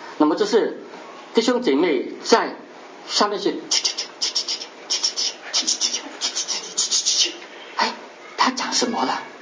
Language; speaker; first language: Chinese; non-native, local second language; Cantonese